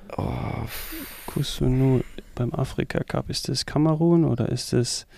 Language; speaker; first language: German; native; German